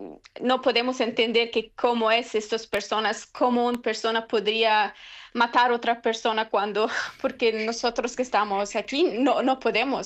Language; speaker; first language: Spanish; non-native, learner; Persian